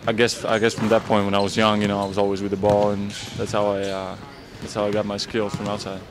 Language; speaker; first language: English; non-native, fluent; Latvian